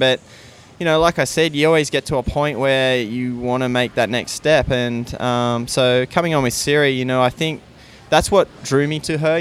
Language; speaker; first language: English; native; English